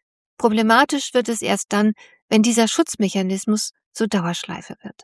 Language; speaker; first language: German; native; German